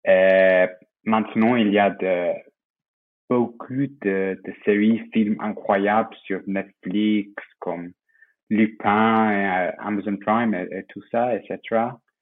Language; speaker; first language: French; non-native, fluent; English